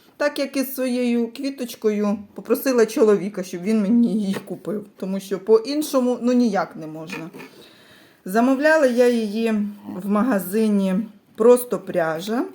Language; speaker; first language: Ukrainian; native; Ukrainian